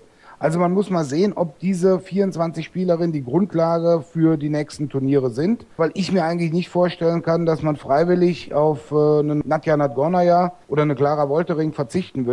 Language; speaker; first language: German; native; German